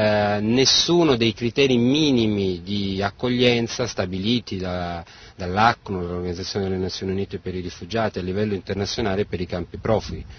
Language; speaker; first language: Italian; native; Italian